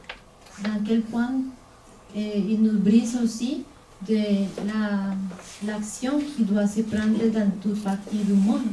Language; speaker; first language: French; non-native, fluent; Spanish